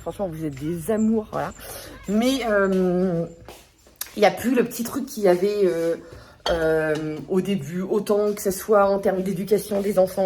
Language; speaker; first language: French; native; French